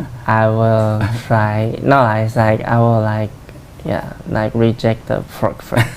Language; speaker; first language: English; non-native, learner; Chinese